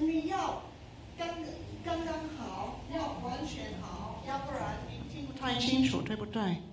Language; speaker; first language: Chinese; non-native, local second language; English